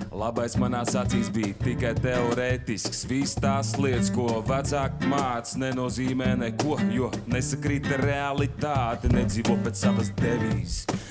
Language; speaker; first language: Latvian; native; Latvian